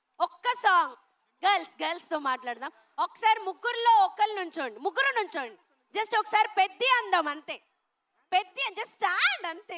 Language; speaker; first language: Telugu; native; Telugu